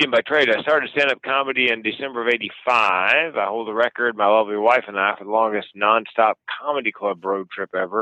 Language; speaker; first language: English; native; English